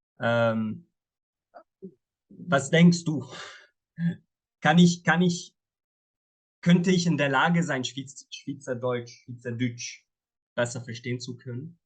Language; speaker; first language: German; non-native, fluent; Arabic